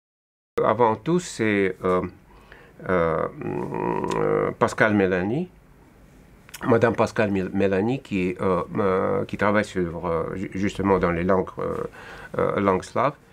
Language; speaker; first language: French; non-native, fluent; Russian